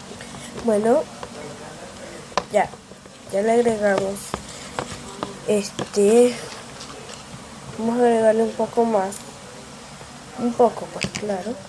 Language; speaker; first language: Spanish; native; Spanish